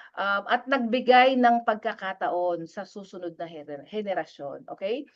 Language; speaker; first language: Filipino; non-native, local second language; Pampanga